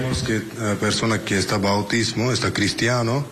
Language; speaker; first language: Spanish; non-native, learner; Armenian